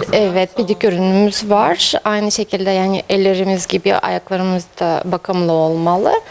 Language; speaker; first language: Turkish; non-native, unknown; Russian